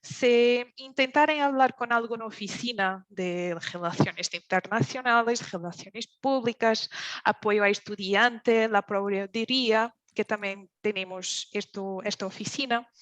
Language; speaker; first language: Spanish; non-native, fluent; Portuguese